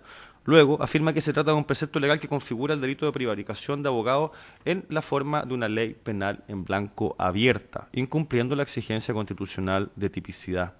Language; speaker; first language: Spanish; native; Spanish